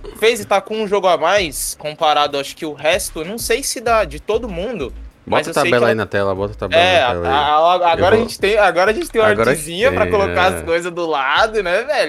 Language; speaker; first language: Portuguese; native; Portuguese